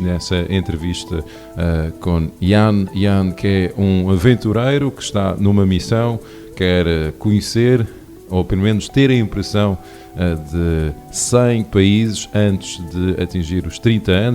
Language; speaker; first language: Portuguese; non-native, local second language; Kabuverdianu